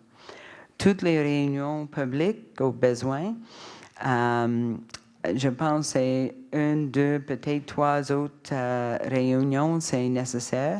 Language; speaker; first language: French; non-native, learner; English